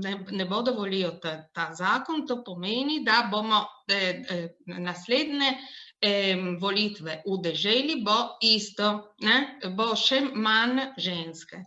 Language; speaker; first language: Slovenian; non-native, local second language; Italian